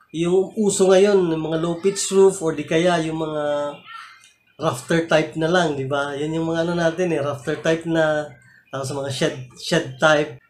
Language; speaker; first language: Filipino; native; Filipino